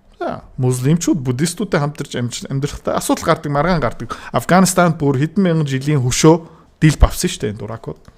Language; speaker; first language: Mongolian; native; Mongolian